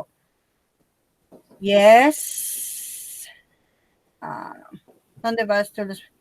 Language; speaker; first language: Spanish; non-native, fluent; English